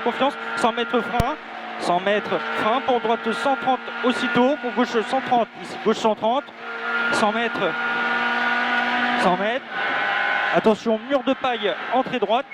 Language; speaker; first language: French; native; French